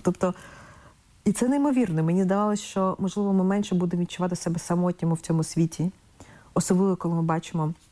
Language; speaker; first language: Ukrainian; non-native, local second language; Russian